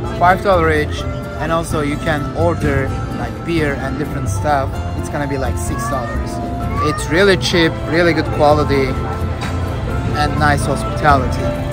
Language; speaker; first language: English; non-native, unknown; Turkish